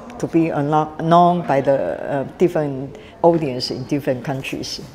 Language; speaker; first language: English; non-native, learner; Chinese